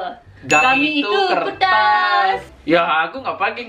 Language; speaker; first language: Indonesian; native; Indonesian